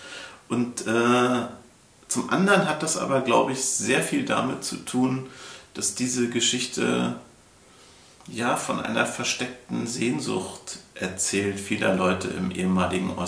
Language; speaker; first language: German; native; German